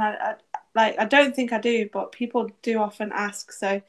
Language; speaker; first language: English; native; English